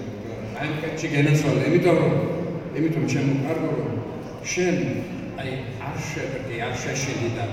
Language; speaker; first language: Georgian; native; Georgian